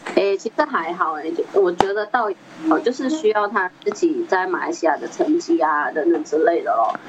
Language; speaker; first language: Chinese; native; Chinese